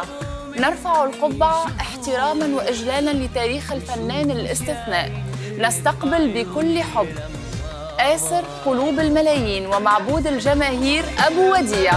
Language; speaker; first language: Arabic; native; Arabic